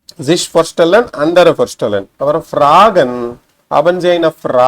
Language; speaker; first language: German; non-native, fluent; Tamil